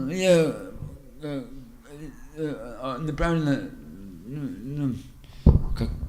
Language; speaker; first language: Russian; non-native, local second language; Lithuanian